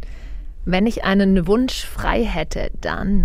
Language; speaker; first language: German; native; German